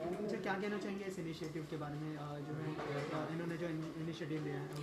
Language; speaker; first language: Hindi; native; Hindi